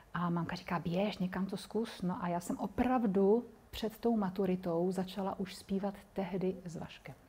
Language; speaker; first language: Czech; native; Czech